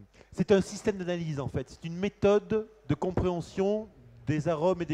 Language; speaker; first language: French; native; French